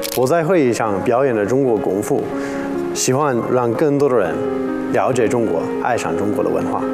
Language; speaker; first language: Chinese; non-native, fluent; English